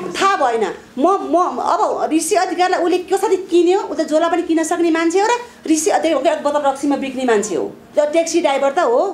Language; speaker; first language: Nepali; native; Nepali